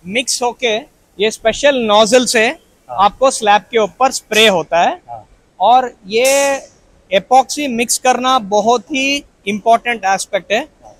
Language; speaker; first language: Hindi; non-native, local second language; Kannada